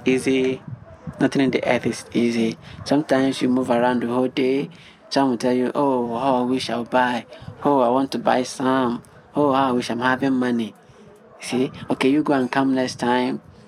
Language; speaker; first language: English; non-native, local second language; Igbo